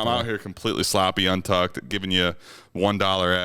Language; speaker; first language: English; native; English